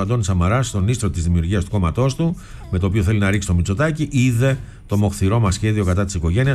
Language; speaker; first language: Greek; native; Greek